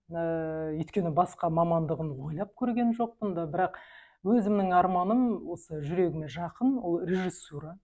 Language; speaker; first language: Kazakh; non-native, local second language; Russian